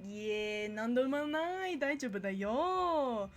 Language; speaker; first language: Japanese; non-native, learner; English